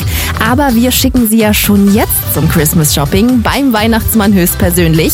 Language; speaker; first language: German; native; German